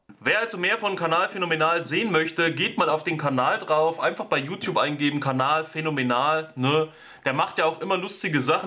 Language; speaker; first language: German; native; German